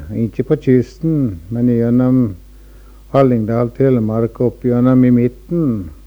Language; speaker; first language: Norwegian; early bilingual, heritage; Norwegian